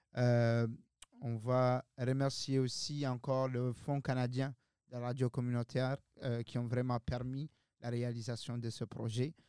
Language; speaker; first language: French; non-native, local second language; Arabic